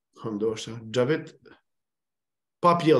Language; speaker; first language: Albanian; native; Albanian